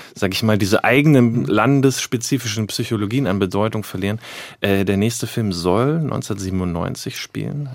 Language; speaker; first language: German; native; German